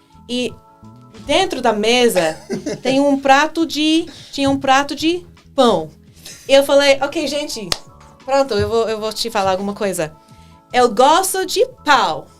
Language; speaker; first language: Portuguese; non-native, fluent; English